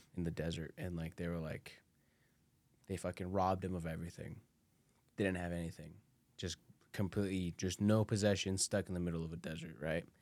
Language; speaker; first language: English; early bilingual, other home language; Spanish